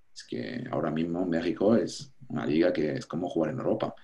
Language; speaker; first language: Spanish; non-native, fluent; French